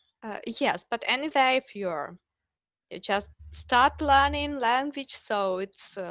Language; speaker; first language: English; non-native, fluent; Ukrainian